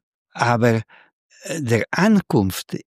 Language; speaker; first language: German; non-native, fluent; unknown